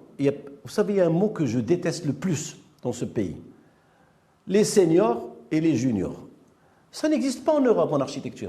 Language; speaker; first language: French; non-native, local second language; Arabic